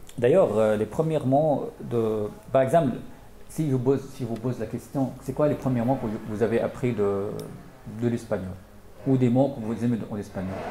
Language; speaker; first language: French; non-native, fluent; Arabic